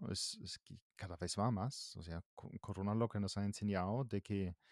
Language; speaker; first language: Spanish; non-native, fluent; German